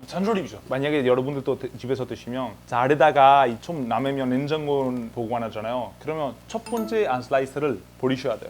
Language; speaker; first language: Korean; non-native, fluent; Italian